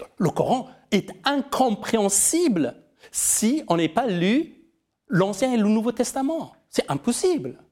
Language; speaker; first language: French; non-native, fluent; Persian